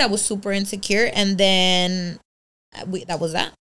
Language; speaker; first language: English; early bilingual, other home language; Spanish